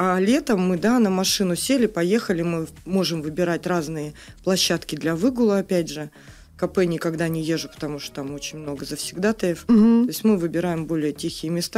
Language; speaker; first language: Russian; native; Russian